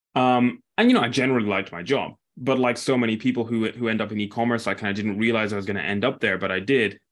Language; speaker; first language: English; native; English